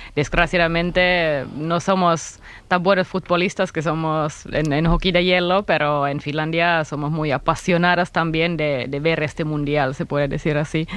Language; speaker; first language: Spanish; non-native, fluent; Finnish